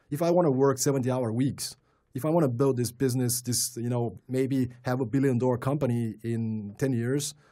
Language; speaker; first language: English; non-native, fluent; Bulgarian